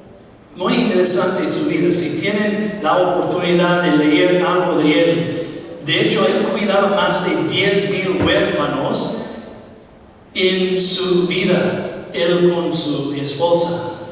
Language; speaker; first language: Spanish; non-native, fluent; English